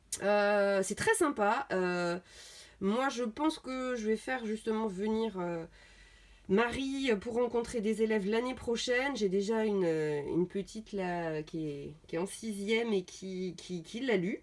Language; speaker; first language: French; native; French